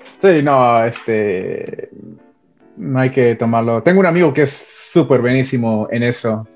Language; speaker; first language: Spanish; early bilingual, heritage; Spanish